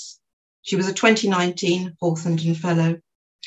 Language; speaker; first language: English; native; English